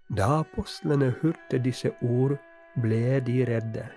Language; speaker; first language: Norwegian; non-native, fluent; Polish